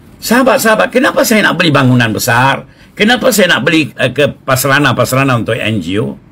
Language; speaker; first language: Malay; non-native, local second language; Tamil